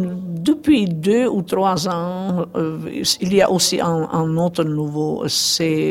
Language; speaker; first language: French; non-native, fluent; Czech